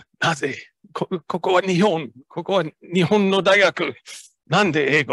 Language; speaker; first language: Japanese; non-native, learner; English